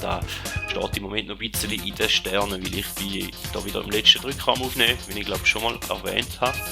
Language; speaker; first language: German; native; German